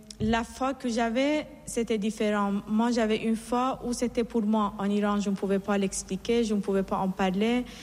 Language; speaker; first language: French; non-native, fluent; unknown